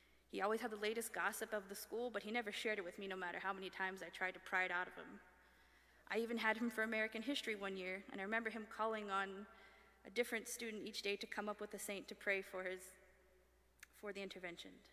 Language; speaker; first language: English; early bilingual, other home language; French